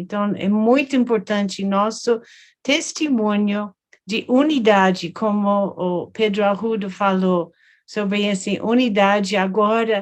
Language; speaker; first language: Portuguese; non-native, fluent; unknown